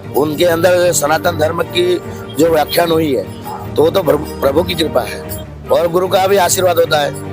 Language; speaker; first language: Hindi; native; Hindi